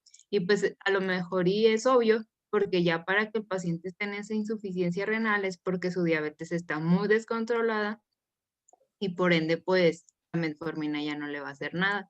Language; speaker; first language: Spanish; native; Spanish